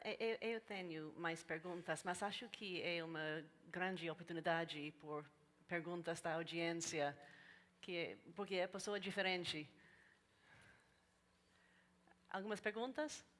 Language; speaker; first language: Portuguese; non-native, learner; English